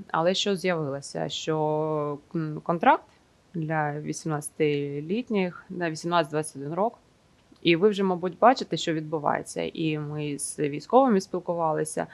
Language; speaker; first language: Ukrainian; non-native, local second language; Russian